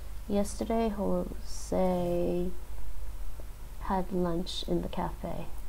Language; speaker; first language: English; native; English